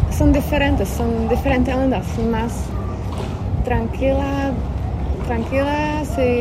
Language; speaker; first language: Spanish; non-native, learner; Czech